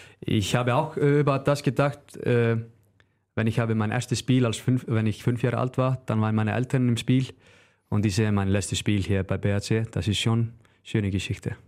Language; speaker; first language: German; non-native, learner; Icelandic